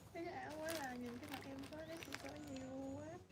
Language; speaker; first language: Vietnamese; native; Vietnamese